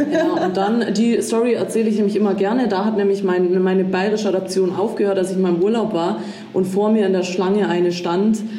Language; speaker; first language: German; early bilingual, other home language; Croatian